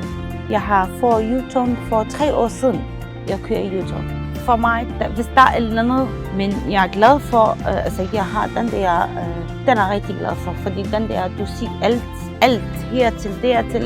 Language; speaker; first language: Danish; non-native, learner; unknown